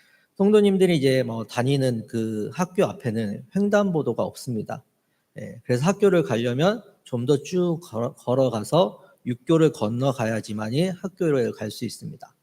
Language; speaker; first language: Korean; native; Korean